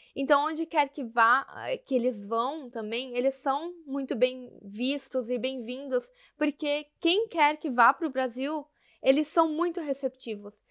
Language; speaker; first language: Portuguese; native; Portuguese